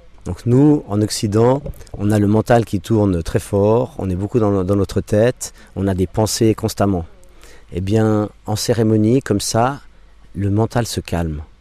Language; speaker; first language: French; non-native, local second language; English